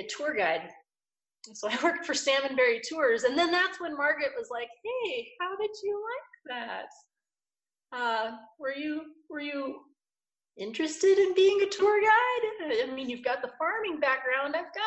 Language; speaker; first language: English; native; English